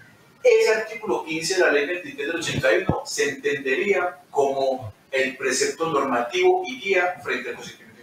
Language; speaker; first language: Spanish; native; Spanish